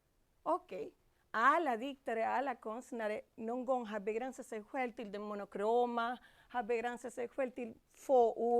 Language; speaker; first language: Swedish; non-native, fluent; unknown